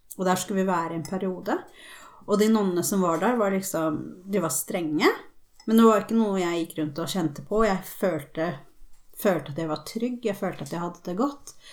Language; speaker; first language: Norwegian; early bilingual, other home language; Spanish